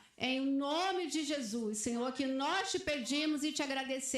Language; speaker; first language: Portuguese; native; Portuguese